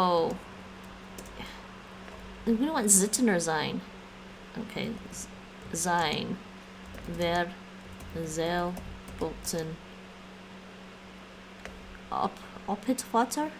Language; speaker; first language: Dutch; non-native, learner; English